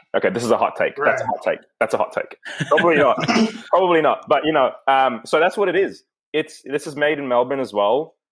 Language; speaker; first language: English; non-native, local second language; Filipino